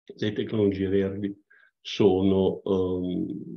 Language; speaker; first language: Italian; native; Italian